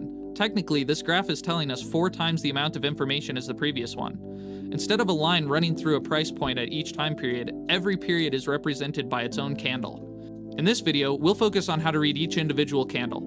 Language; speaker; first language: English; native; English